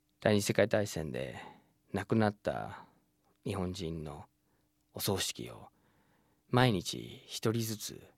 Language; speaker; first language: Japanese; non-native, fluent; English